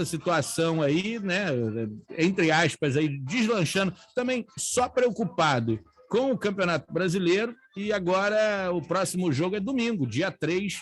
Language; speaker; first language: Portuguese; native; Portuguese